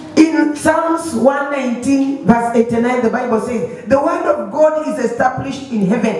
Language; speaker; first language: English; non-native, local second language; Swahili